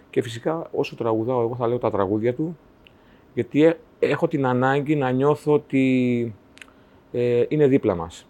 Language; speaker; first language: Greek; native; Greek